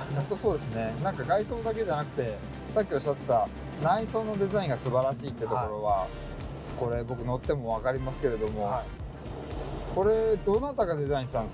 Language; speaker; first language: Japanese; native; Japanese